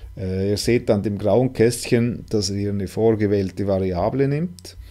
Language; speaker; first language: German; non-native, local second language; Swiss German